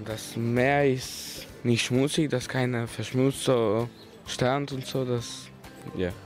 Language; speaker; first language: German; non-native, learner; Slovenian